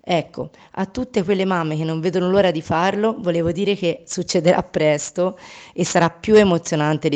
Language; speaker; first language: Italian; native; Italian